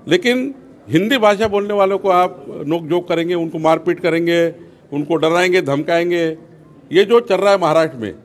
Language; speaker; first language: Hindi; non-native, local second language; Marathi